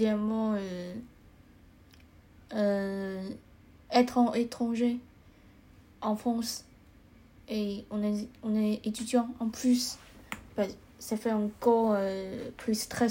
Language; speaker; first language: French; non-native, learner; Chinese